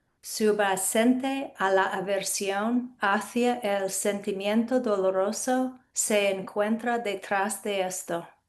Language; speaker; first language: Spanish; non-native, fluent; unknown